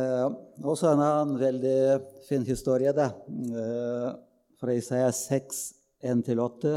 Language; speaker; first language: Norwegian; non-native, fluent; Bulgarian